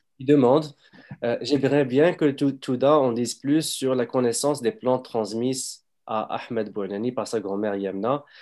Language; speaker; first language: French; non-native, fluent; Arabic